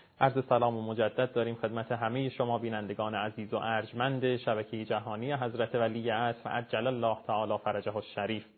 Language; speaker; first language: Persian; native; Persian